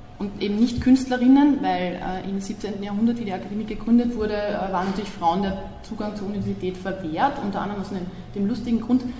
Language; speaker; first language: German; native; German